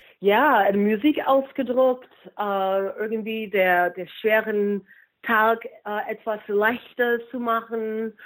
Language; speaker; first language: German; non-native, fluent; English